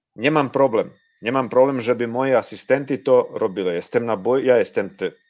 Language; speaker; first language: Polish; non-native, fluent; Croatian